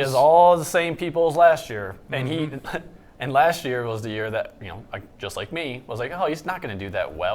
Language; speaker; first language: English; native; English